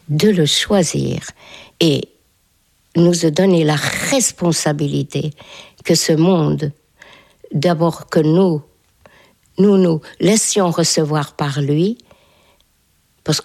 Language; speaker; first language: French; non-native, fluent; Hungarian